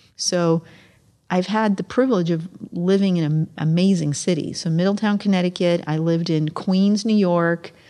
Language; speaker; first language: English; early bilingual, other home language; Amharic